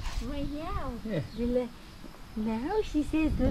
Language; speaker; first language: English; non-native, learner; Turkish